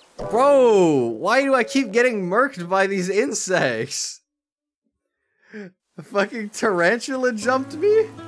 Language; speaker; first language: English; native; English